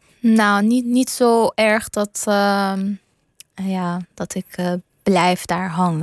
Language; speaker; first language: Dutch; non-native, fluent; Persian